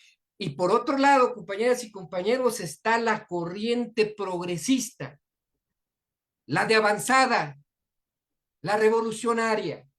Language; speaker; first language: Spanish; native; Spanish